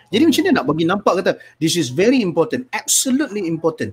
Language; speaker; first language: English; non-native, local second language; Malay